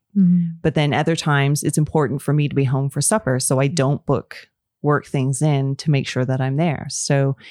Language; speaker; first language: English; native; English